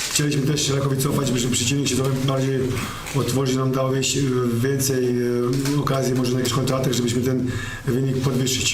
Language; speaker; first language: Polish; non-native, fluent; Serbian